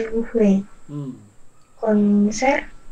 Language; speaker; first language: Korean; non-native, learner; Indonesian